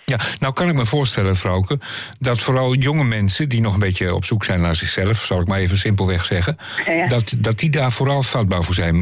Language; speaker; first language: Dutch; native; Dutch